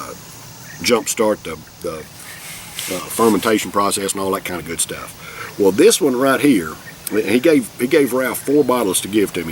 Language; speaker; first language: English; native; English